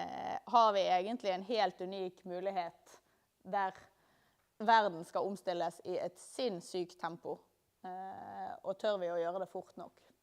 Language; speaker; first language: Norwegian; native; Norwegian